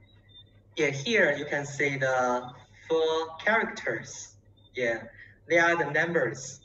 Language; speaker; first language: English; non-native, learner; Chinese